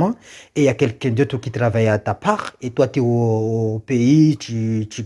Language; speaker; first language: French; non-native, local second language; Comorian